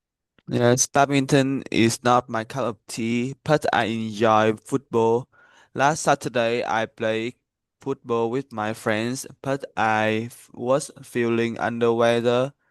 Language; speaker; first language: English; non-native, learner; Vietnamese